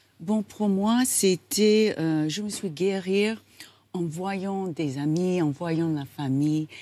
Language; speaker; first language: French; non-native, learner; English